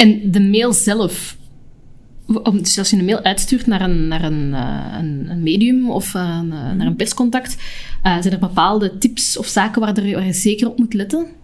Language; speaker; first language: Dutch; native; Dutch